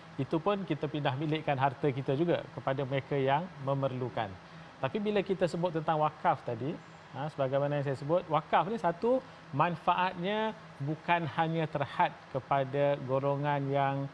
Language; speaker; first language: Malay; native; Malay